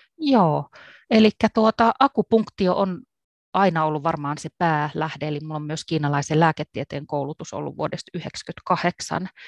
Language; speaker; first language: Finnish; native; Finnish